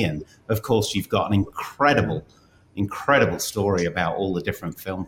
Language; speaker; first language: English; native; English